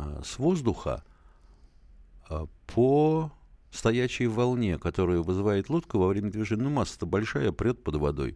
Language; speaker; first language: Russian; native; Russian